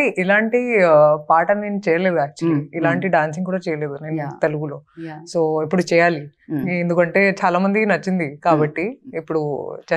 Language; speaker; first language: Telugu; non-native, fluent; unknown